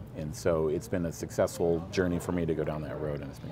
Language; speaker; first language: English; native; English